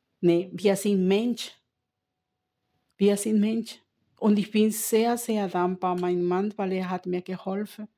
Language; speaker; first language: German; non-native, learner; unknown